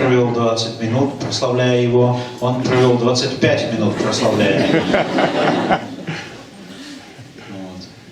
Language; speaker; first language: Russian; native; Russian